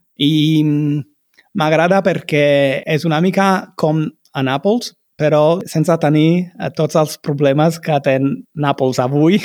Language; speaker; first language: Catalan; non-native, fluent; Italian